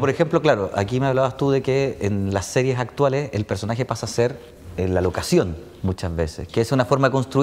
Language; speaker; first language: Spanish; native; Spanish